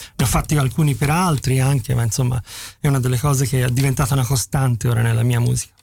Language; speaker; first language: Italian; native; Italian